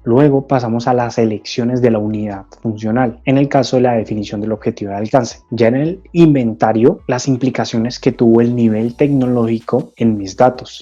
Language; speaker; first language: Spanish; native; Spanish